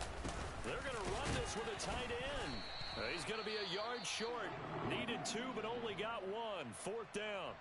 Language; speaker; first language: English; native; English